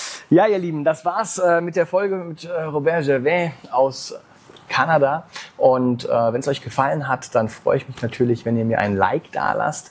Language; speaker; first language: German; native; German